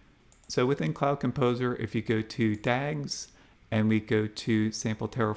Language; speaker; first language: English; native; English